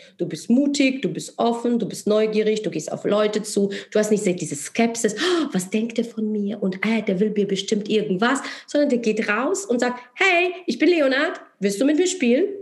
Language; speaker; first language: German; non-native, fluent; Polish